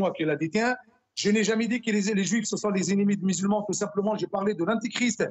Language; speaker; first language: French; non-native, local second language; Arabic